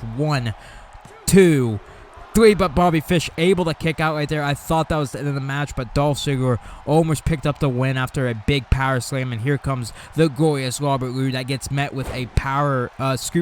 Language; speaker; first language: English; native; English